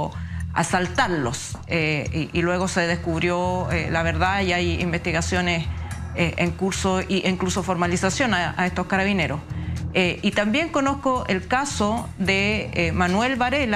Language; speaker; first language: Spanish; native; Spanish